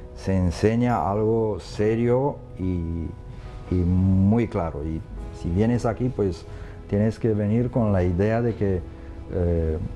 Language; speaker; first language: Spanish; non-native, fluent; Romanian